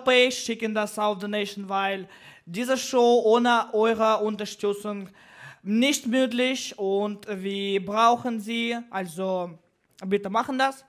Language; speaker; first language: German; non-native, learner; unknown